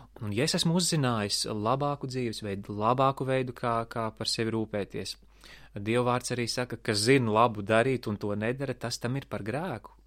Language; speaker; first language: Latvian; native; Latvian